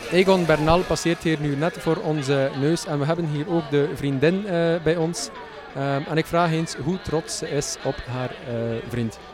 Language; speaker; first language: Dutch; native; Dutch